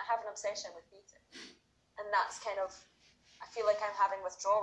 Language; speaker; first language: English; native; English